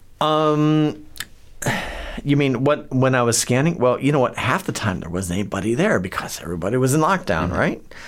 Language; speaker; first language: English; native; English